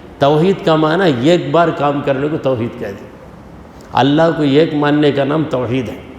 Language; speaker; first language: Urdu; native; Urdu